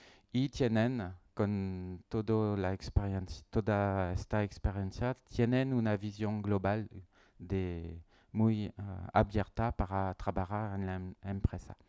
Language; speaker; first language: Spanish; non-native, learner; French